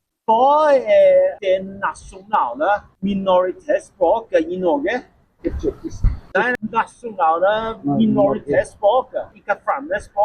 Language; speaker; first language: Norwegian; non-native, learner; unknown